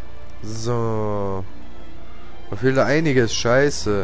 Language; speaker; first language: German; native; German